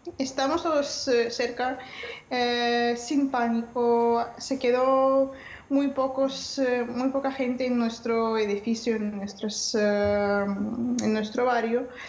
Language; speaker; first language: Spanish; non-native, fluent; Ukrainian